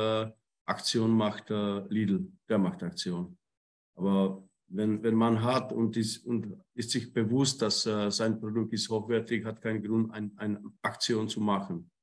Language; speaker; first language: German; non-native, fluent; Czech